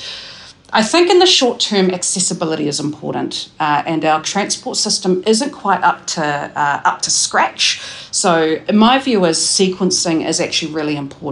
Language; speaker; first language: English; native; English